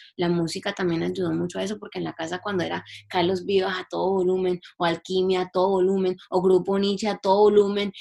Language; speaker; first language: Spanish; early bilingual, heritage; English